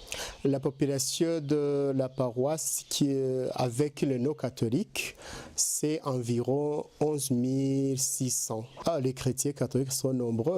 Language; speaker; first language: French; non-native, local second language; Kinyarwanda